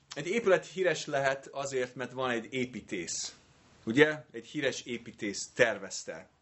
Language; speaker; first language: Hungarian; non-native, fluent; English